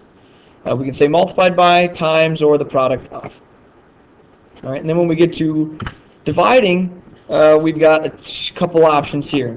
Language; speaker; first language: English; native; English